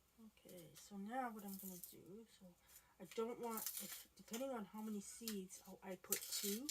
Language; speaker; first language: English; native; English